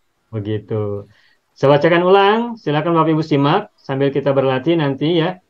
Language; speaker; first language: Indonesian; native; Indonesian